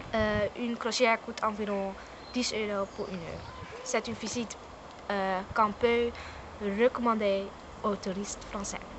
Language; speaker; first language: French; non-native, learner; Dutch